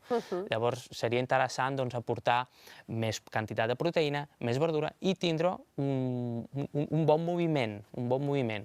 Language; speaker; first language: Catalan; native; Catalan